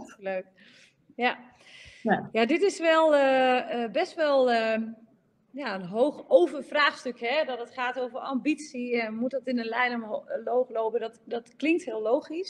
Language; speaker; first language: Dutch; native; Dutch